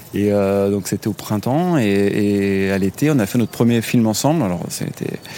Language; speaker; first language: French; native; French